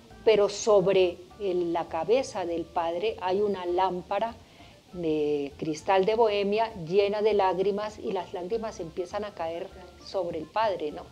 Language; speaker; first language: Spanish; native; Spanish